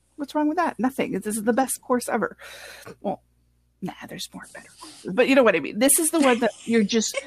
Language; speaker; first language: English; non-native, fluent; French